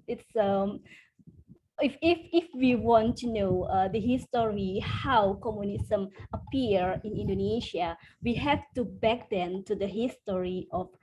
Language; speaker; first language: English; non-native, fluent; Indonesian